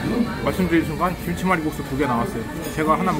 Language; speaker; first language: Korean; native; Korean